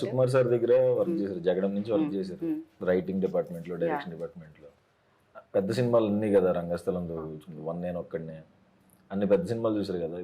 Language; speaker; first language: Telugu; native; Telugu